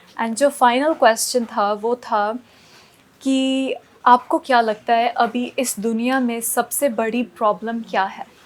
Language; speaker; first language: Hindi; non-native, local second language; Punjabi